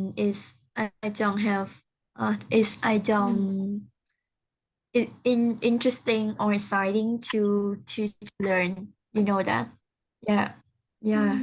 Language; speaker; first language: English; non-native, learner; Vietnamese